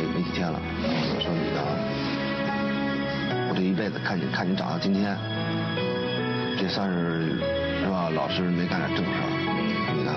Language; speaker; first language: Chinese; native; Chinese